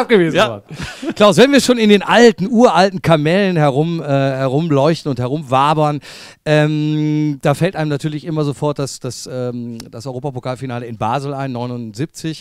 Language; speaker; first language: German; native; German